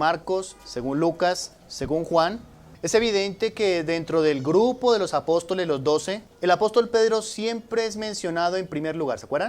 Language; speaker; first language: Spanish; native; Spanish